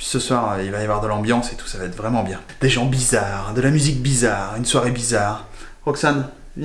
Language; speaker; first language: French; native; French